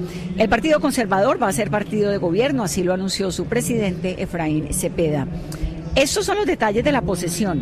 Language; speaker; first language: Spanish; native; Spanish